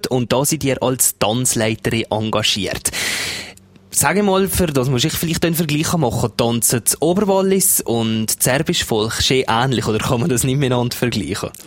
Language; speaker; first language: German; native; German